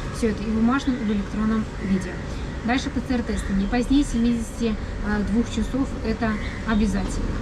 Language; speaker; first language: Russian; native; Russian